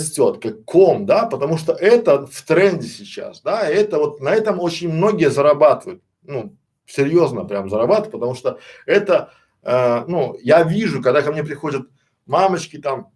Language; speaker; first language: Russian; native; Russian